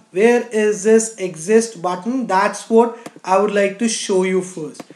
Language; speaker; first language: English; non-native, local second language; Hindi